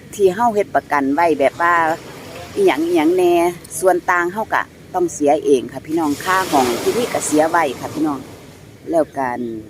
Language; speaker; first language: Thai; non-native, local second language; Northeastern Thai